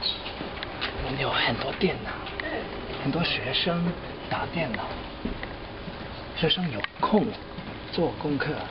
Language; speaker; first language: Chinese; non-native, learner; English